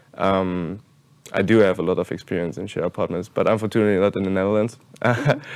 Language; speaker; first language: English; non-native, fluent; German